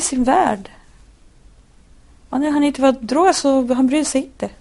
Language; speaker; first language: Swedish; non-native, fluent; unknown